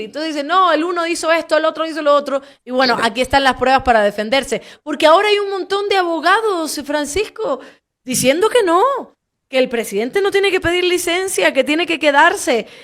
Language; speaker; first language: Spanish; native; Spanish